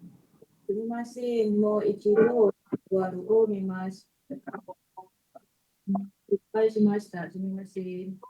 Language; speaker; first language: Japanese; non-native, learner; Indonesian